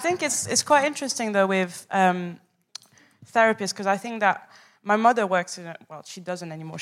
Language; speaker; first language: English; non-native, fluent; French